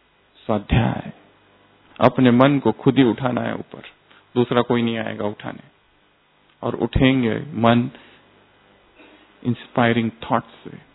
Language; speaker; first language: Hindi; native; Hindi